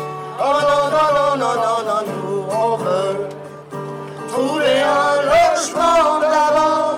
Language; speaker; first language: French; native; French